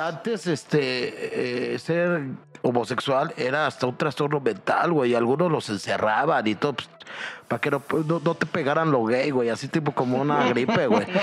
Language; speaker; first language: Spanish; native; Spanish